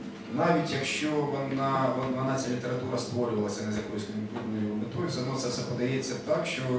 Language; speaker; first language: Ukrainian; native; Ukrainian